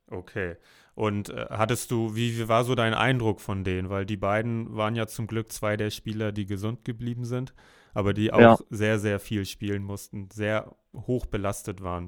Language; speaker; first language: German; native; German